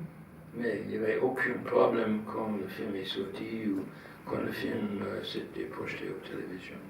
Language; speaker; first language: French; non-native, fluent; English